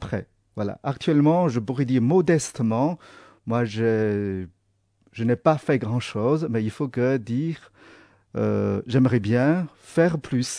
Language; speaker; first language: French; non-native, fluent; Chinese